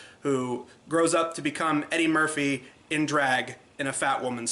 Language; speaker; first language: English; native; English